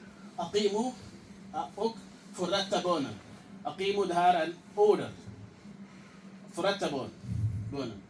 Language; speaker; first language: Swedish; non-native, fluent; Urdu